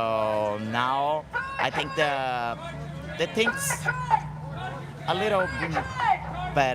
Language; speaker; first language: English; non-native, learner; Portuguese